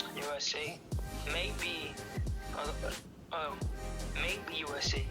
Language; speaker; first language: English; non-native, learner; Haitian Creole